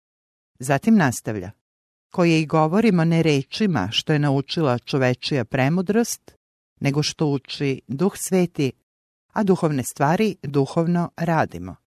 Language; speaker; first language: Serbian; native; Serbian